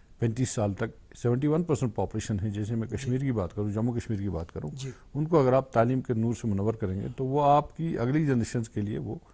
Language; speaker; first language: Urdu; non-native, local second language; Kashmiri